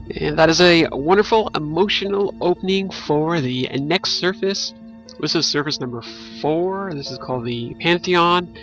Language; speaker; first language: English; native; English